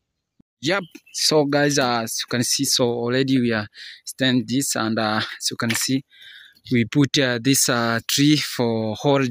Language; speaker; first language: English; non-native, learner; Swahili